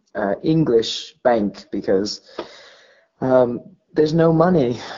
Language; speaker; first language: English; native; English